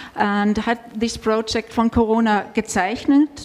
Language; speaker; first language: English; non-native, fluent; German